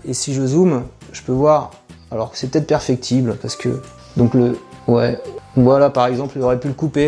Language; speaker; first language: French; native; French